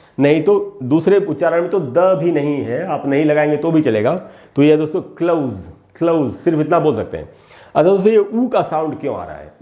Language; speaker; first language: Hindi; native; Hindi